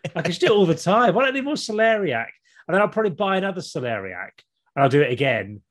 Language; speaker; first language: English; native; English